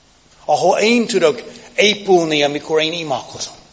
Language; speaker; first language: Hungarian; non-native, fluent; English